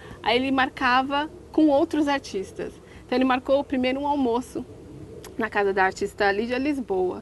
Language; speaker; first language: Portuguese; native; Portuguese